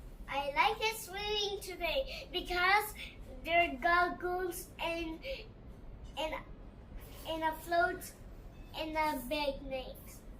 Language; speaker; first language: English; early bilingual, other home language; Nepali